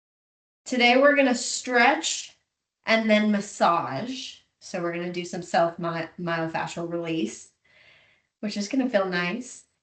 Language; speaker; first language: English; native; English